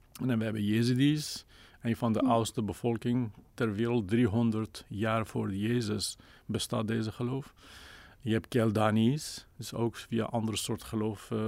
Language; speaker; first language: Dutch; non-native, fluent; Kurdish